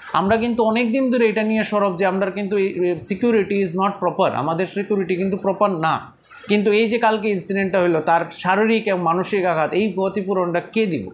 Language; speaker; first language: Bangla; native; Bangla